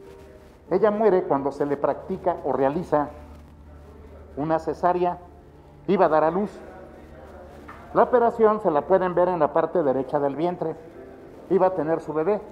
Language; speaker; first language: Spanish; native; Spanish